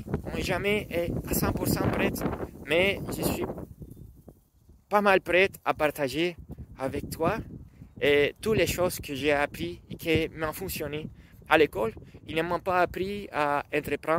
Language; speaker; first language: French; non-native, learner; Spanish